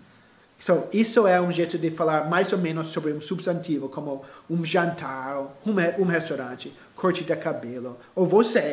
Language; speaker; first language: Portuguese; non-native, fluent; English